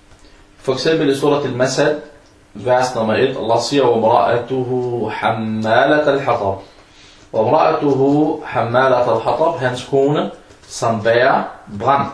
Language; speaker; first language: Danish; early bilingual, other home language; Arabic